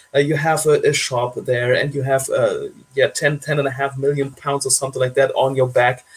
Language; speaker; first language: English; non-native, fluent; German